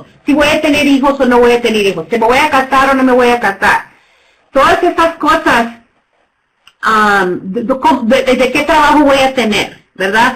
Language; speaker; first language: Spanish; non-native, fluent; English